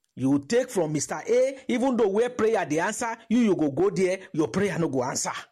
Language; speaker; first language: Nigerian Pidgin; non-native, local second language; Yoruba